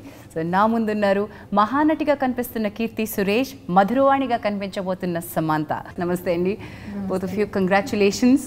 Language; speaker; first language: Telugu; native; Telugu